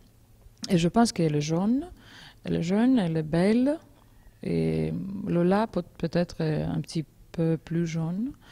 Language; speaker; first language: French; non-native, learner; Georgian